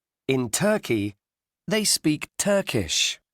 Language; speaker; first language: English; non-native, learner; Spanish